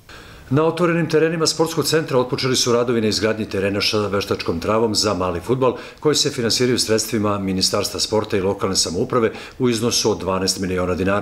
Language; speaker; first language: Serbian; native; Serbian